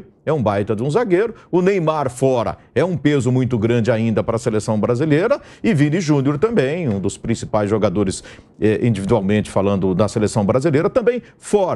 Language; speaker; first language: Portuguese; native; Portuguese